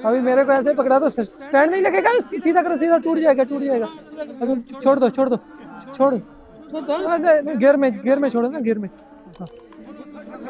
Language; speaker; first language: Hindi; non-native, local second language; Punjabi